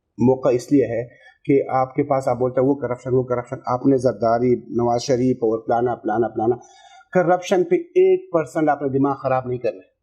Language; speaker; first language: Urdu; non-native, local second language; Pashto